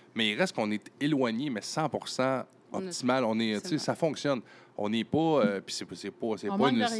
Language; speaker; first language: French; native; French